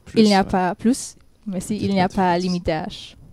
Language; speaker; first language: French; non-native, learner; Polish